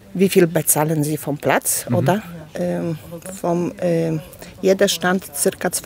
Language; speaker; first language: German; non-native, learner; Polish